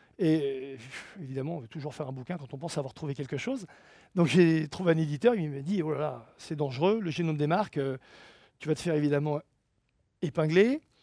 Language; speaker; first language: French; native; French